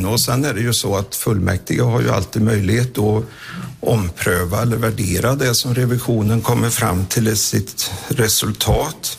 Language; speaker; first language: Swedish; native; Swedish